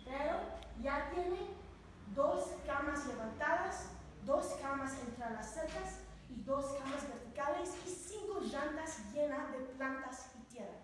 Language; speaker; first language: Spanish; non-native, learner; English